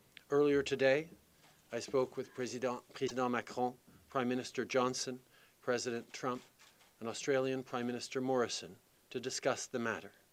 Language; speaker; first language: English; native; English